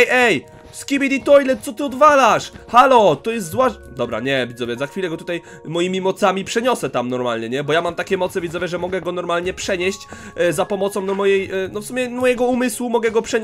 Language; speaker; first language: Polish; native; Polish